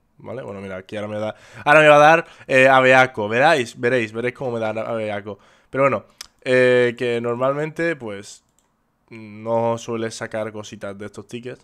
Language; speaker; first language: Spanish; native; Spanish